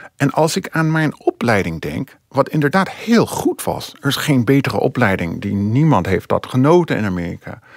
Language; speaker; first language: Dutch; non-native, fluent; English